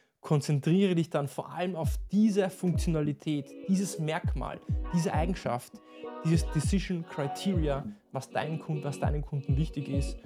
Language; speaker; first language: German; native; German